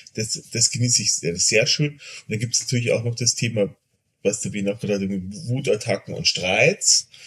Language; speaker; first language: German; non-native, fluent; Spanish